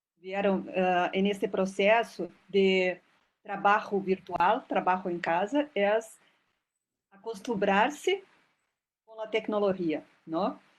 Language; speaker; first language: Spanish; non-native, fluent; Portuguese